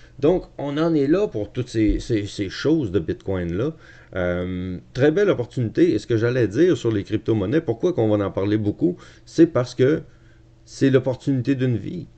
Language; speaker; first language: French; native; French